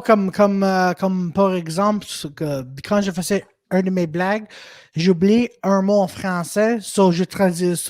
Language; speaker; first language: French; non-native, local second language; English